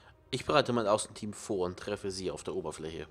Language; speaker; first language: German; native; German